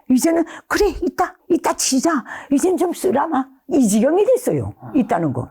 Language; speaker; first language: Korean; native; Korean